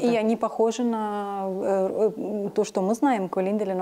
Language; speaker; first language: Russian; non-native, local second language; Romanian